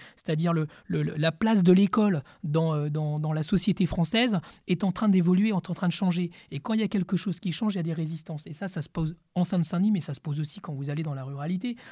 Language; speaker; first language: French; early bilingual, other home language; Spanish